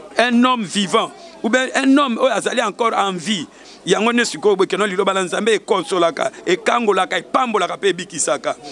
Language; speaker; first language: Lingala; native; Lingala